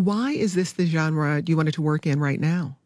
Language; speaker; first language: English; native; English